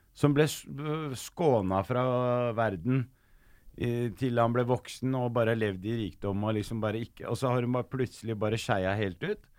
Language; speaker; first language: Norwegian; early bilingual, other home language; Arabic